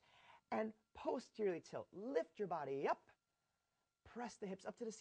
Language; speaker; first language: English; native; English